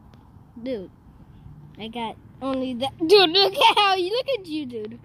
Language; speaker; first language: English; native; English